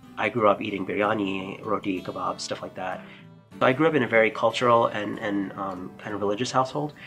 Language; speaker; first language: English; native; English